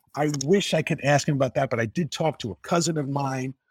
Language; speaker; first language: English; native; English